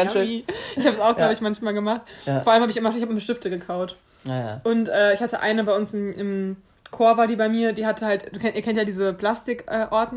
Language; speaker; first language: German; native; German